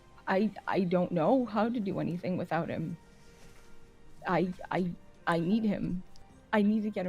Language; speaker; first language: English; native; English